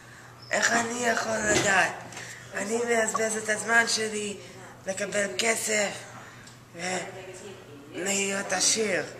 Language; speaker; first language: Hebrew; non-native, learner; English